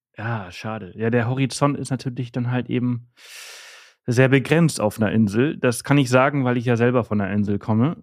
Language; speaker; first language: German; early bilingual, heritage; German